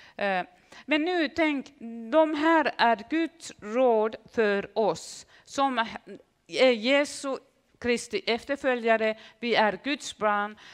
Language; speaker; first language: Swedish; non-native, fluent; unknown